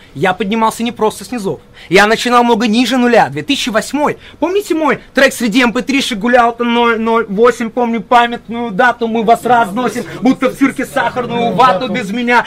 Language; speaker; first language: Russian; early bilingual, heritage; Russian